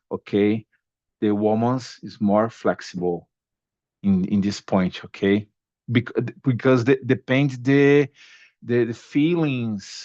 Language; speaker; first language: English; non-native, learner; Portuguese